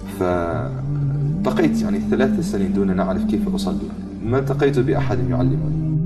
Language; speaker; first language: Arabic; non-native, fluent; English